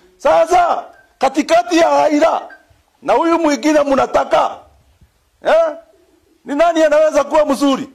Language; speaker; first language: Swahili; non-native, local second language; Kikuyu